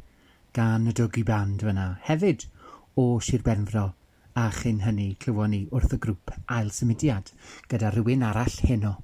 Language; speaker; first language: Welsh; native; Welsh